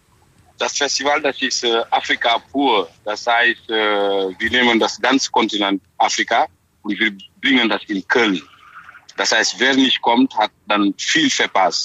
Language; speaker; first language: German; non-native, fluent; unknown